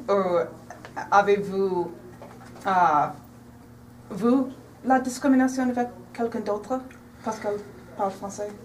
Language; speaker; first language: French; non-native, fluent; English